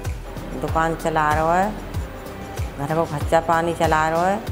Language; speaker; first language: Hindi; native; Hindi